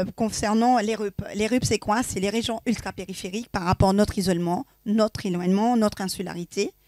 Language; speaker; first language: French; native; French